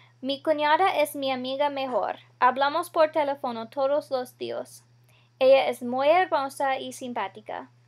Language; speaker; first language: Spanish; non-native, learner; English